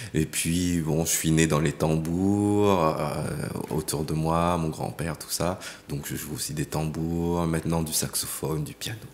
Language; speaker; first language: French; native; French